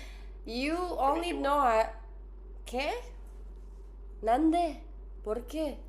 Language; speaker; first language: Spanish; non-native, learner; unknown